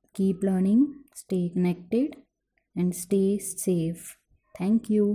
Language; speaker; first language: English; non-native, local second language; Punjabi